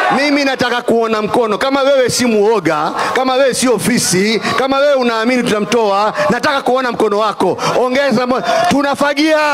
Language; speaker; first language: Swahili; native; Swahili